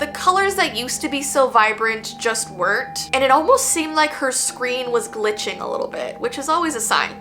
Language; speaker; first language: English; native; English